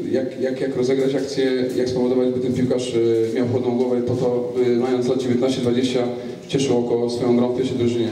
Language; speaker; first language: Polish; native; Polish